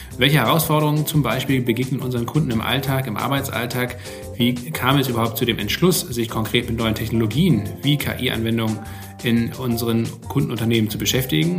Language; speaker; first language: German; native; German